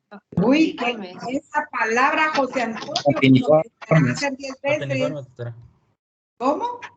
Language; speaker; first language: Spanish; native; Spanish